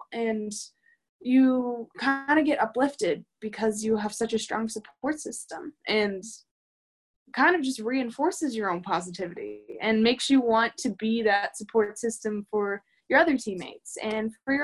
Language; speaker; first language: English; native; English